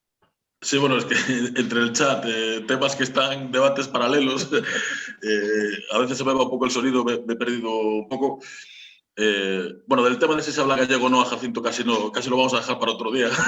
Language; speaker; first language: Spanish; native; Spanish